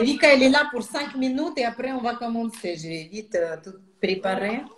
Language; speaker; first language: French; non-native, fluent; Russian